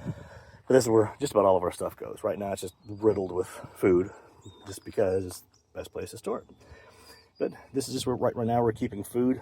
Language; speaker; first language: English; native; English